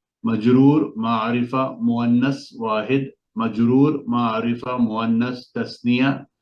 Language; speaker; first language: Arabic; non-native, learner; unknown